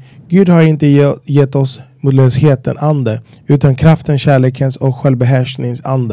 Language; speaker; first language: Swedish; non-native, fluent; Spanish